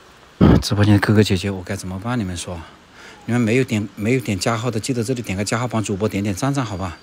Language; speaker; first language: Chinese; native; Chinese